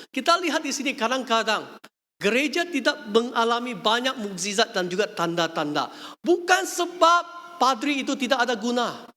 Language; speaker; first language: Malay; non-native, local second language; Chinese